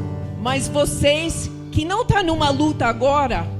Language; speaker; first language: Portuguese; non-native, fluent; English